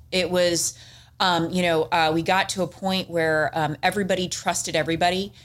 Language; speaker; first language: English; native; English